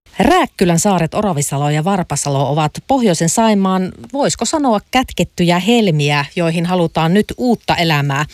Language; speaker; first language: Finnish; native; Finnish